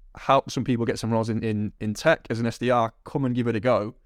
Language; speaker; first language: English; native; English